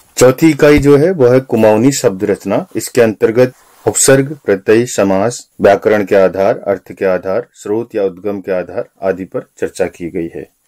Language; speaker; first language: Hindi; non-native, local second language; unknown